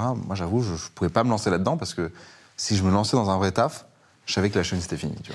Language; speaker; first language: French; early bilingual, other home language; Persian